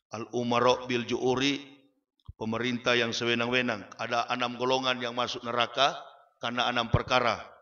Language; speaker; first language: Malay; native; Malay